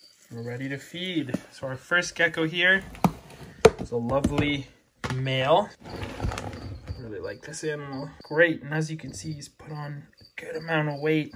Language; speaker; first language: English; native; English